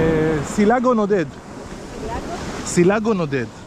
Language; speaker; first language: Hebrew; native; Hebrew